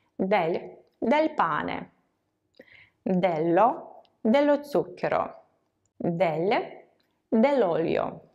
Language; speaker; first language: Italian; non-native, fluent; Russian